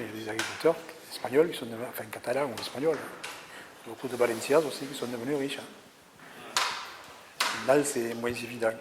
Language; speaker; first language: French; early bilingual, other home language; Catalan